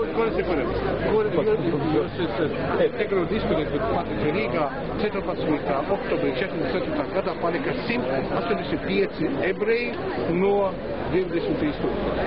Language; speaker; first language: Latvian; non-native, learner; Russian